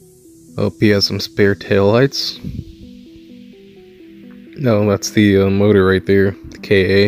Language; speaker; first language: English; native; English